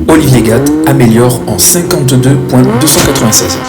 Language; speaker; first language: French; native; French